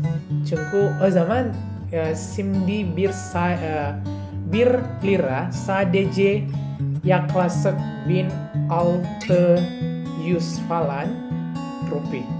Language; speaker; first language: Turkish; non-native, learner; Indonesian